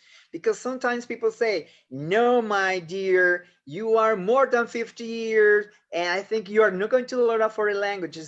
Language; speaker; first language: English; non-native, fluent; Spanish